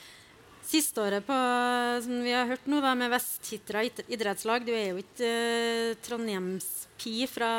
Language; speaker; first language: Norwegian; native; Norwegian